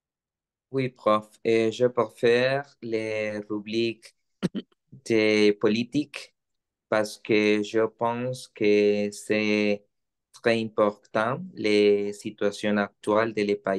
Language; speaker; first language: French; non-native, learner; Spanish